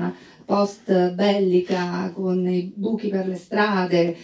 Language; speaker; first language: Italian; native; Italian